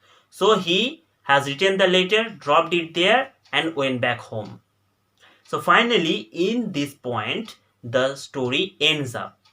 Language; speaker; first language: English; non-native, local second language; Bangla